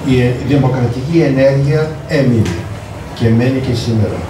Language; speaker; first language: Greek; early bilingual, heritage; Greek